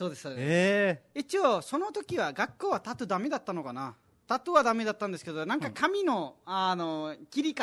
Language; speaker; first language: Japanese; non-native, fluent; Nepali